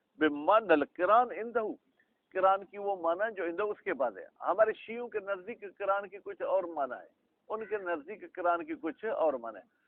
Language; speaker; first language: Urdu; non-native, local second language; Sindhi